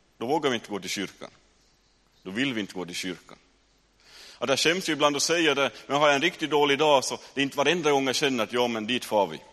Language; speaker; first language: Swedish; native; Swedish